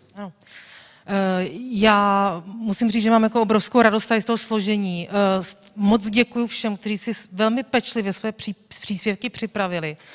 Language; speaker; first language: Czech; native; Czech